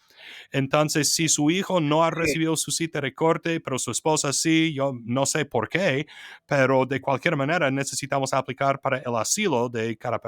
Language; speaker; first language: Spanish; non-native, fluent; English